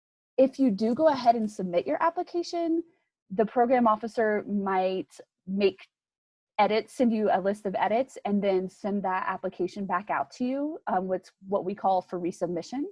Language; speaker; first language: English; native; English